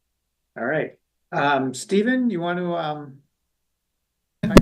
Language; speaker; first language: English; native; English